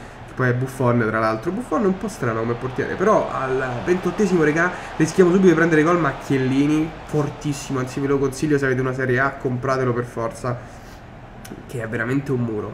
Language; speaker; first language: Italian; native; Italian